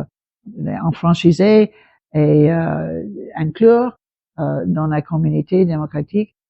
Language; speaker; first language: French; non-native, local second language; English